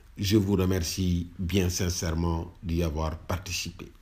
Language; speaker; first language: French; non-native, local second language; Wolof